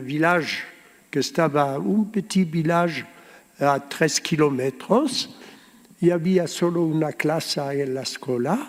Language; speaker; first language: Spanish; early bilingual, heritage; Spanish